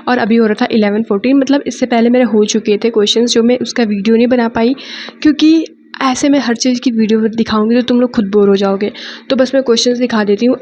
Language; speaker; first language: Hindi; native; Hindi